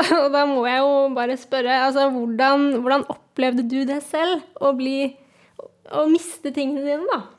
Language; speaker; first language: Norwegian; native; Norwegian